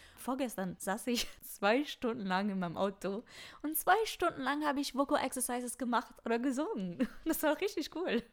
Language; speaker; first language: German; non-native, fluent; French